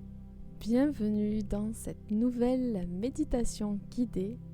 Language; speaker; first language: French; native; French